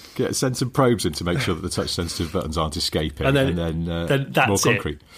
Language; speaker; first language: English; native; English